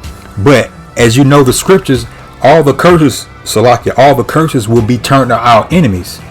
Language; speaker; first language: English; native; English